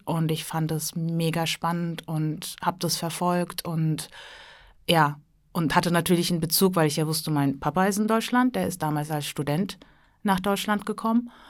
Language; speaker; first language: German; early bilingual, other home language; Turkish